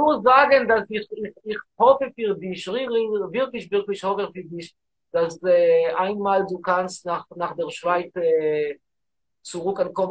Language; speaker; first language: German; non-native, learner; Hebrew